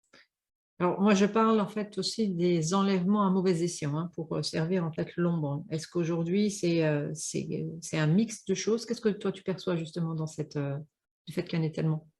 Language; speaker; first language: French; native; French